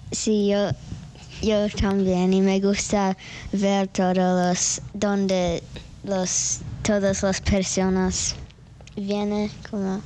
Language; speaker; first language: Spanish; non-native, learner; English